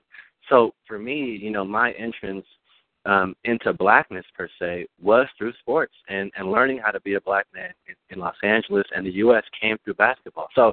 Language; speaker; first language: English; early bilingual, other home language; Spanish